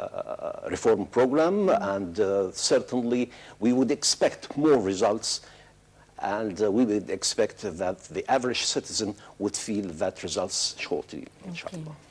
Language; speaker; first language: English; non-native, fluent; Arabic